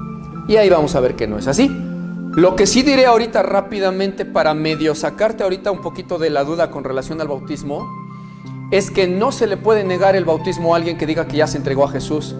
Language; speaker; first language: Spanish; native; Spanish